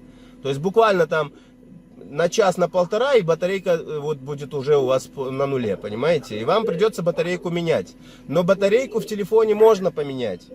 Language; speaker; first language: Russian; native; Russian